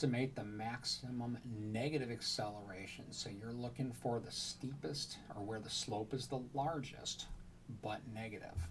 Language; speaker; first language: English; native; English